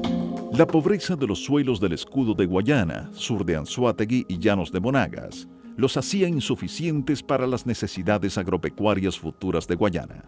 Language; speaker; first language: Spanish; native; Spanish